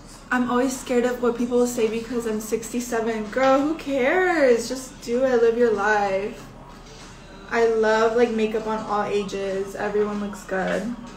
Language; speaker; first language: English; native; English